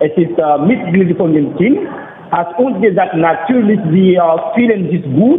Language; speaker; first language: German; non-native, learner; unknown